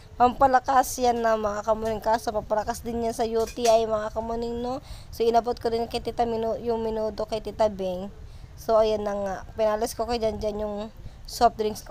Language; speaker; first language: Filipino; native; Filipino